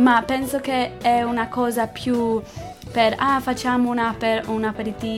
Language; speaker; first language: Italian; non-native, learner; English